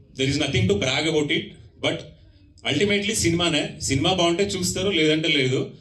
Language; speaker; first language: Telugu; native; Telugu